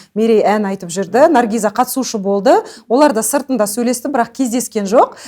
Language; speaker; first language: Kazakh; native; Kazakh